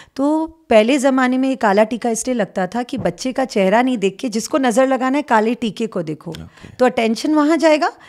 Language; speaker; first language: Hindi; native; Hindi